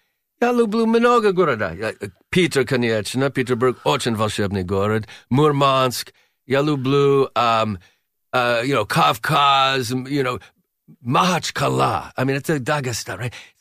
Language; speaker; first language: Russian; non-native, learner; English